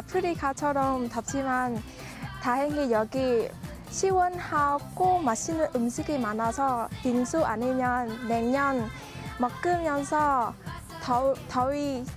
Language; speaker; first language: Korean; non-native, learner; Vietnamese